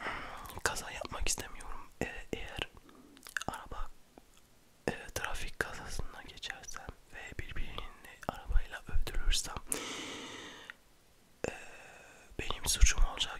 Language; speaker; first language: Turkish; early bilingual, heritage; French